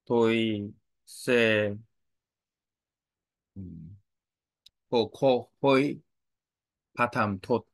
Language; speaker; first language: Vietnamese; non-native, learner; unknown